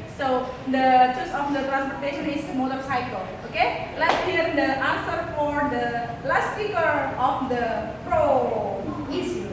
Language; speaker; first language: English; non-native, fluent; Indonesian